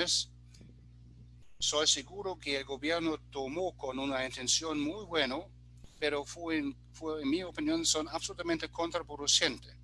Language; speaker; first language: Spanish; non-native, fluent; German